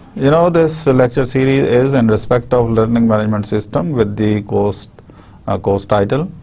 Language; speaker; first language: English; non-native, local second language; Urdu